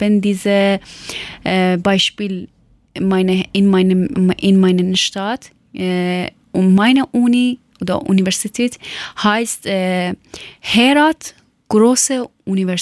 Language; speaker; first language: German; non-native, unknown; Persian